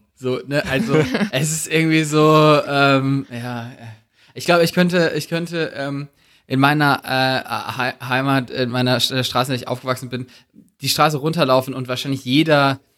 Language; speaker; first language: German; native; German